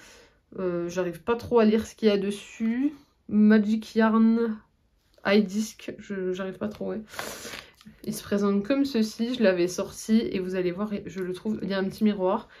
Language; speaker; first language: French; native; French